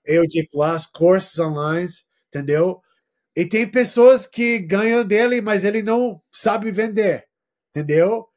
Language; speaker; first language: Portuguese; non-native, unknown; English